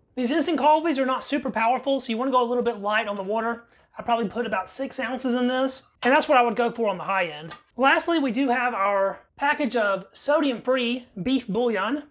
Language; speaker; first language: English; native; English